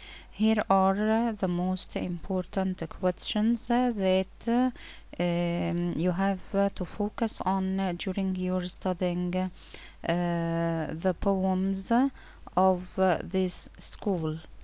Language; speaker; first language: English; non-native, fluent; Arabic